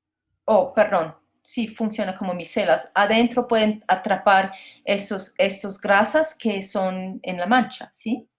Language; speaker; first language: Spanish; non-native, fluent; English